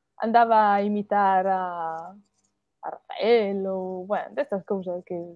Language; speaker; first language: Galician; early bilingual, heritage; Galician